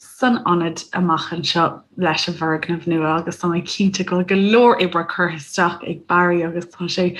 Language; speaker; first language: Irish; native; Irish